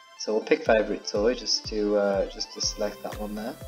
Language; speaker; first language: English; native; English